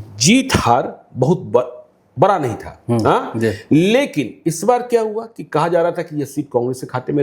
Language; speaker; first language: Hindi; native; Hindi